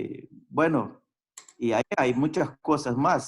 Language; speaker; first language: Spanish; non-native, fluent; Portuguese